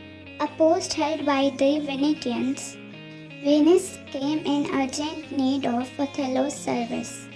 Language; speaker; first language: English; non-native, local second language; Hindi